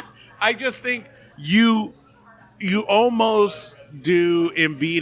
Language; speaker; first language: English; native; English